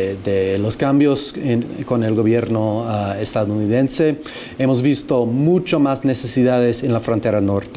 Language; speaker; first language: Spanish; non-native, fluent; English